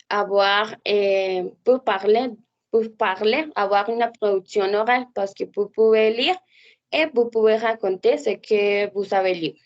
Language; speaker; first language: French; non-native, learner; Spanish